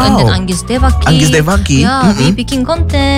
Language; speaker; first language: English; non-native, learner; Korean